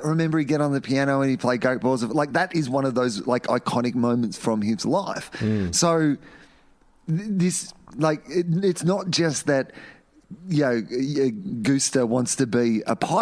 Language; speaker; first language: English; native; English